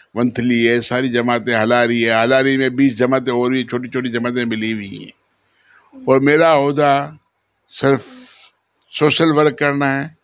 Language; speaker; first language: Urdu; non-native, local second language; Memoni